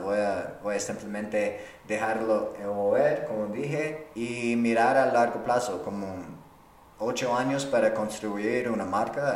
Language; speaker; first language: Spanish; non-native, fluent; English